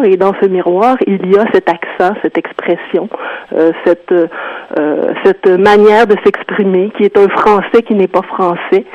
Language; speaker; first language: French; native; French